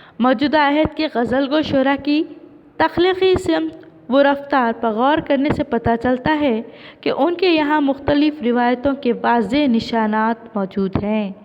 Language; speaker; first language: Urdu; native; Urdu